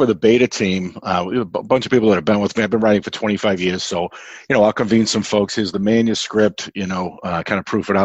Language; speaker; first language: English; native; English